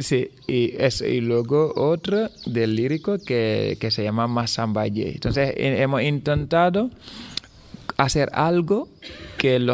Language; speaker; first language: Spanish; non-native, fluent; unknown